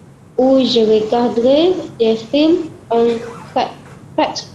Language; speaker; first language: French; non-native, learner; Malay